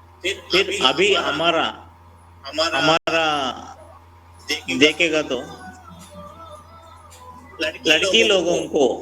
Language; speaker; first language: Hindi; non-native, local second language; Telugu